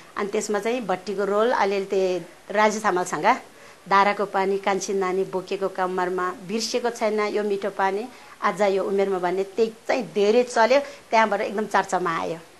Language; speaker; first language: Nepali; non-native, local second language; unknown